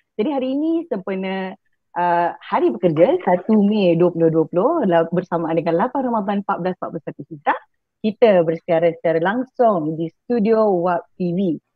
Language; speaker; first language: Malay; native; Malay